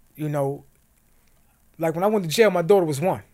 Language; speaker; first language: English; native; English